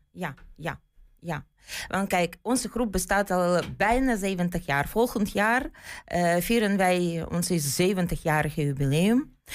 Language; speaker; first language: Dutch; non-native, fluent; Ukrainian